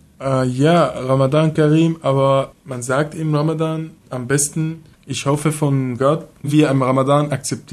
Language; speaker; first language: German; non-native, learner; Arabic